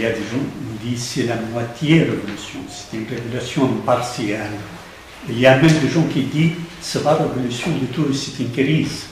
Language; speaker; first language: French; non-native, fluent; Arabic